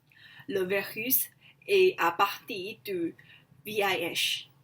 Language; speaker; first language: French; non-native, learner; Chinese